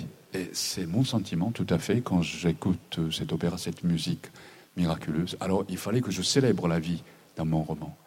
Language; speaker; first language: French; non-native, fluent; Japanese